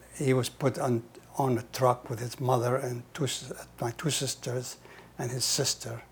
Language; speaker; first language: English; non-native, fluent; Hebrew